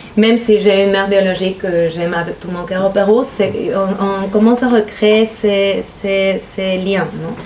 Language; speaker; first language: French; non-native, fluent; Spanish